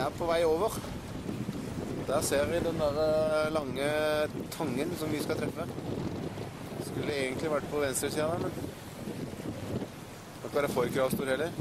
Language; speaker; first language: Norwegian; native; Norwegian